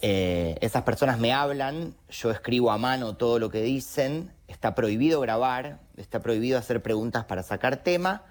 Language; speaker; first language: Spanish; native; Spanish